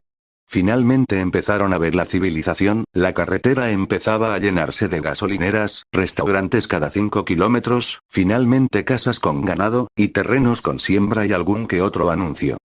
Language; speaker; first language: Spanish; native; Spanish